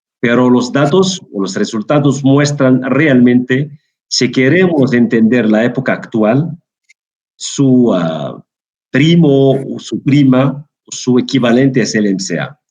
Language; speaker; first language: Spanish; non-native, fluent; Arabic